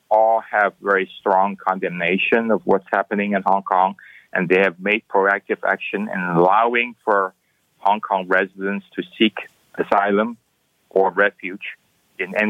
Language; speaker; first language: English; non-native, local second language; Cantonese